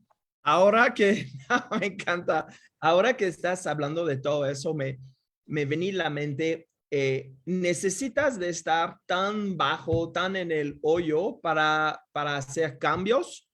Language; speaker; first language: Spanish; non-native, fluent; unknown